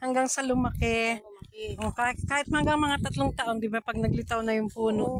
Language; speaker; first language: Filipino; native; Filipino